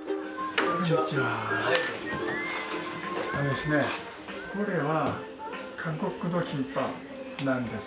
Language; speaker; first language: Japanese; non-native, learner; Korean